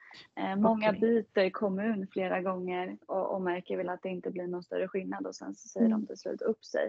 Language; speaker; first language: Swedish; native; Swedish